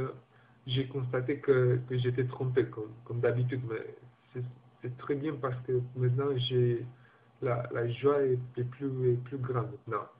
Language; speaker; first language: French; non-native, learner; Romanian